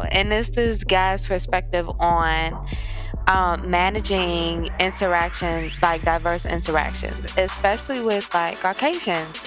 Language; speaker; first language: English; native; English